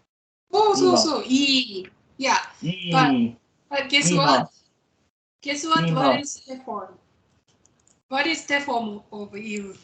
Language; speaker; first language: English; non-native, fluent; Japanese